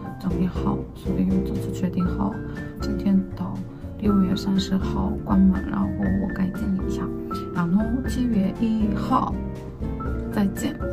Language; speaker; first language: Chinese; non-native, fluent; Korean